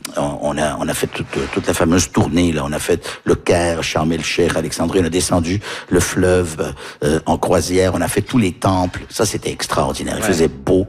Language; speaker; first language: French; early bilingual, heritage; French